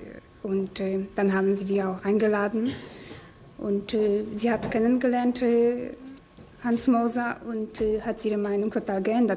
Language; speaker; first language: German; non-native, fluent; Polish